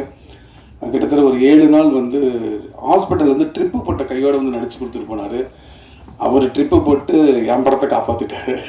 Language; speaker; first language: Tamil; native; Tamil